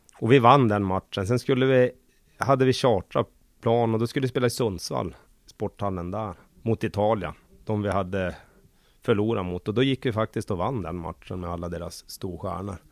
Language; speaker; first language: Swedish; native; Swedish